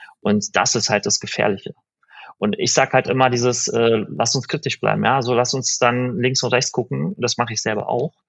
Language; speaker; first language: German; early bilingual, other home language; Persian